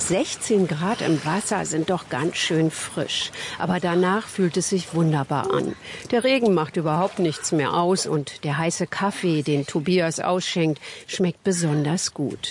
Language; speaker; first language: German; native; German